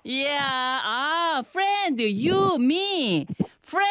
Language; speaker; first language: English; non-native, learner; Korean